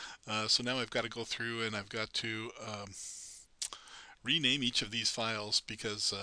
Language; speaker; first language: English; native; English